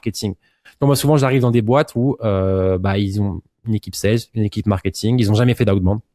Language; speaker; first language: French; native; French